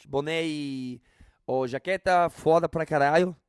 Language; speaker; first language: Portuguese; non-native, learner; English